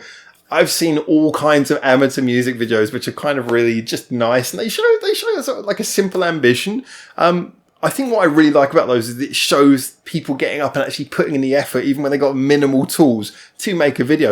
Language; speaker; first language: English; native; English